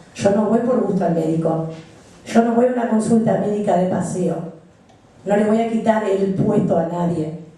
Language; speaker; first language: Spanish; native; Spanish